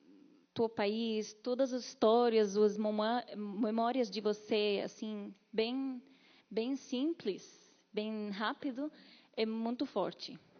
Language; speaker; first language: Portuguese; non-native, learner; Arabic